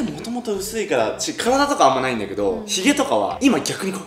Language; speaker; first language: Japanese; native; Japanese